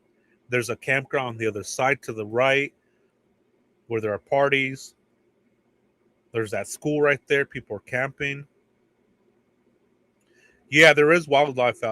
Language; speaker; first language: English; native; English